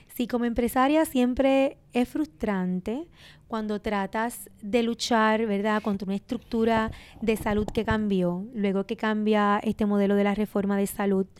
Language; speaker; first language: Spanish; native; Spanish